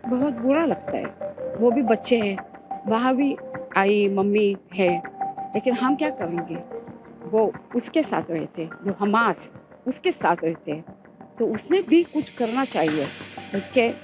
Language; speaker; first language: Hindi; early bilingual, heritage; Hindi